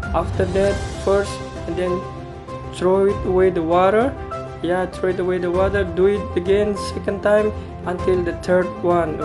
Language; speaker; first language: English; non-native, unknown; Indonesian